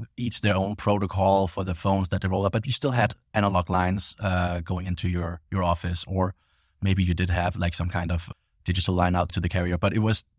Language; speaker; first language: English; non-native, fluent; Danish